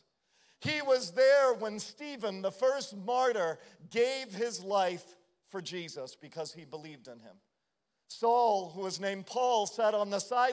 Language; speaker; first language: English; native; English